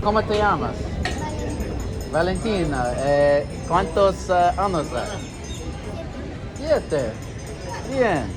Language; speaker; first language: Spanish; non-native, learner; English